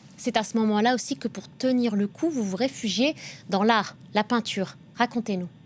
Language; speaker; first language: French; native; French